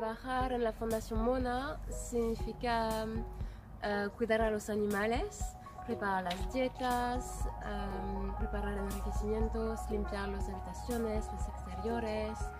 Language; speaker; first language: Spanish; non-native, learner; French